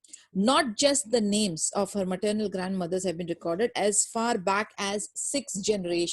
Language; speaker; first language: English; non-native, local second language; Urdu